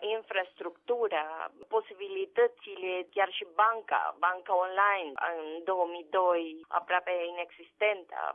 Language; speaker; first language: Romanian; non-native, fluent; Spanish